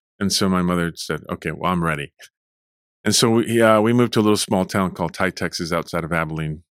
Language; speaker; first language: English; early bilingual, other home language; Spanish